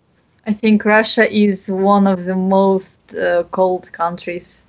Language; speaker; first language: English; non-native, learner; Bashkir